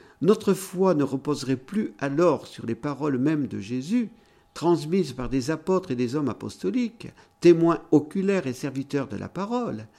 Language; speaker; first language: French; native; French